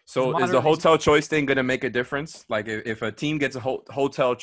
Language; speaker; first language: English; native; English